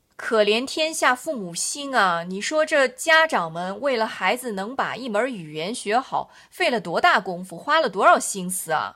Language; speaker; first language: Chinese; native; Chinese